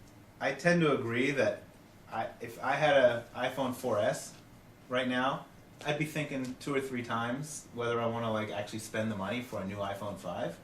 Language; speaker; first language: English; native; English